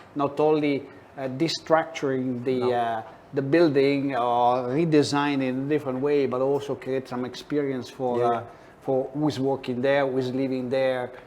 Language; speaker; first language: English; non-native, fluent; Italian